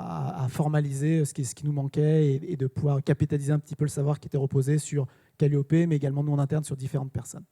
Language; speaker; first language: French; native; French